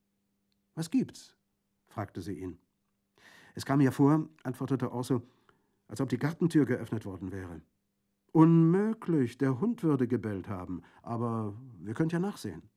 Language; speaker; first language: German; native; German